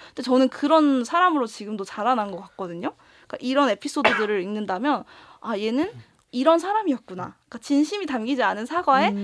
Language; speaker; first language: Korean; native; Korean